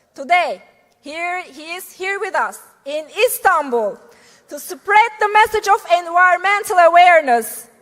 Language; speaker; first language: English; non-native, fluent; Turkish